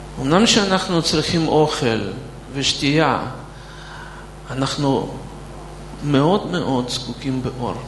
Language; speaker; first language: Hebrew; non-native, fluent; Russian